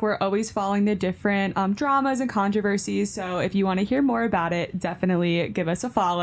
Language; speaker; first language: English; native; English